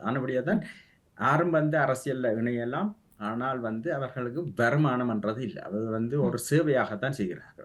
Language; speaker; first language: Tamil; native; Tamil